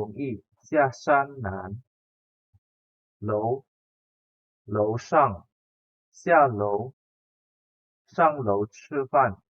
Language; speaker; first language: Chinese; non-native, fluent; Indonesian